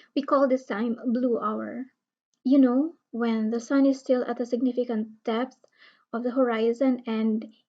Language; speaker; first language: English; non-native, local second language; Filipino